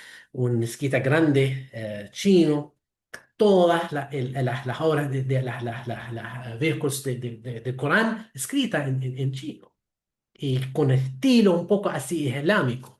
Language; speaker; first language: Spanish; non-native, fluent; Arabic